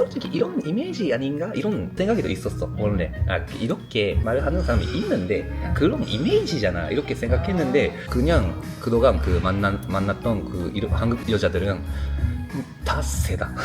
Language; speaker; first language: Korean; non-native, learner; Japanese